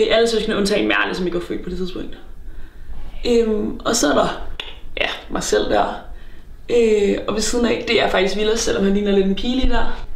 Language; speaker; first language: Danish; native; Danish